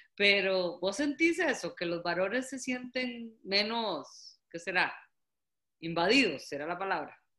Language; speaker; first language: Spanish; native; Spanish